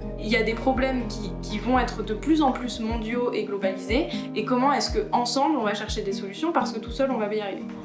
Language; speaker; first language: French; native; French